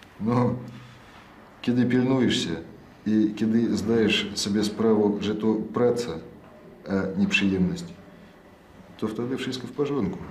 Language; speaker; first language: Polish; non-native, learner; Russian